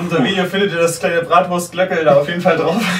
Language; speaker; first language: German; native; German